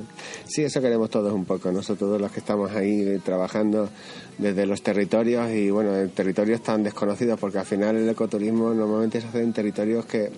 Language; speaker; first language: Spanish; native; Spanish